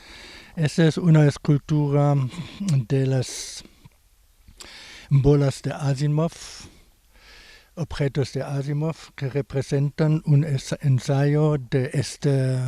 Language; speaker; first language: Spanish; non-native, fluent; German